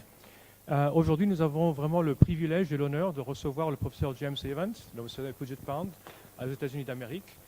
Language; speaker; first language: French; native; French